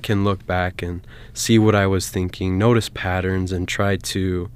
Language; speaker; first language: English; native; English